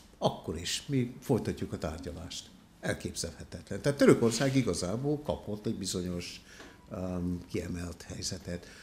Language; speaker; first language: Hungarian; early bilingual, heritage; Hungarian